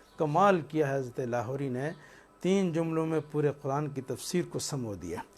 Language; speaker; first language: Urdu; non-native, local second language; Punjabi